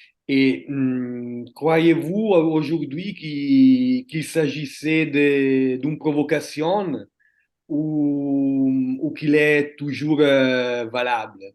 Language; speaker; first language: French; non-native, fluent; Italian